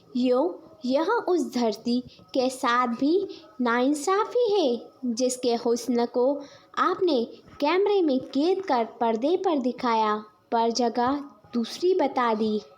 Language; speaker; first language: Hindi; native; Hindi